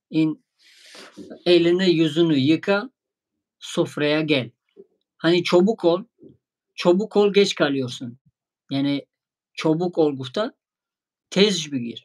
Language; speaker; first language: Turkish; non-native, fluent; Tajik